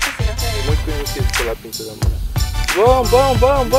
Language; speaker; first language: French; non-native, learner; Portuguese